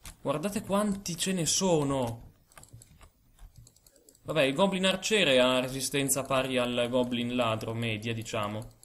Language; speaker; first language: Italian; native; Italian